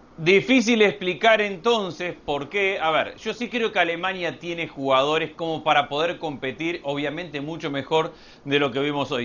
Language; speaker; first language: Spanish; native; Spanish